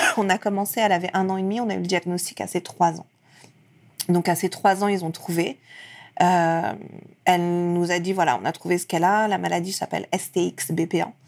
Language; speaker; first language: French; early bilingual, other home language; Persian